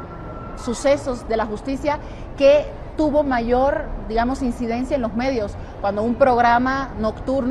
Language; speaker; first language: Spanish; native; Spanish